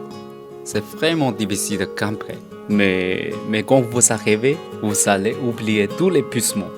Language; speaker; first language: French; non-native, learner; Chinese